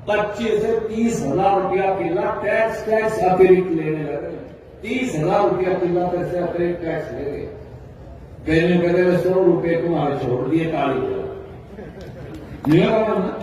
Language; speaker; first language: Hindi; native; Hindi